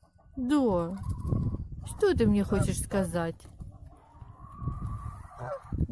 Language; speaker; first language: Russian; native; Russian